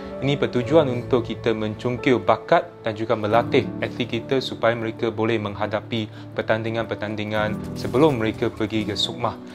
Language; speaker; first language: Malay; non-native, local second language; Chinese